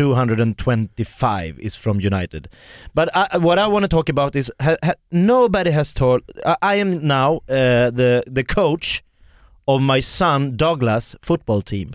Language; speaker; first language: English; non-native, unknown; Swedish